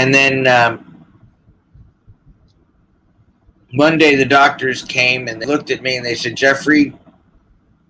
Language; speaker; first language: English; native; English